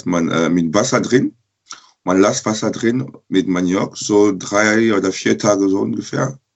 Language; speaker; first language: German; non-native, local second language; French